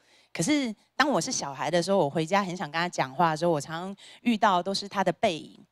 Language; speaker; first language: Chinese; native; Chinese